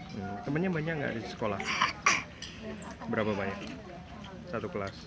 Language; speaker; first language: Indonesian; native; Indonesian